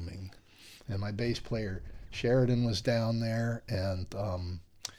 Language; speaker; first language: English; native; English